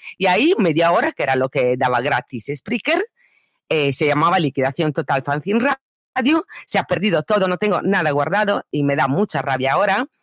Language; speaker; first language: Spanish; non-native, fluent; Italian